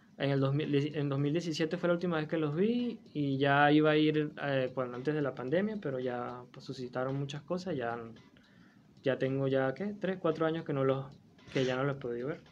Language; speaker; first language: Spanish; native; Spanish